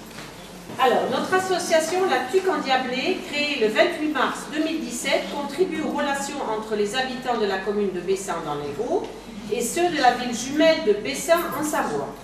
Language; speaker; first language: French; native; French